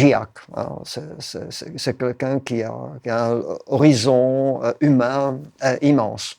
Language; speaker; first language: French; non-native, fluent; Czech